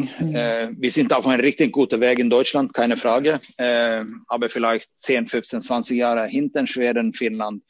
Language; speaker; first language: German; non-native, fluent; Swedish